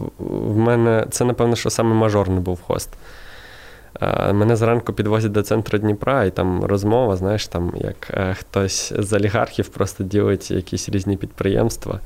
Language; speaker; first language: Ukrainian; non-native, local second language; Russian